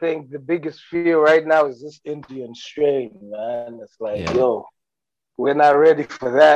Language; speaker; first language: English; non-native, local second language; Nyanja